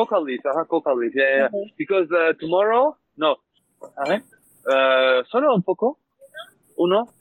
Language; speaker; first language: English; non-native, learner; German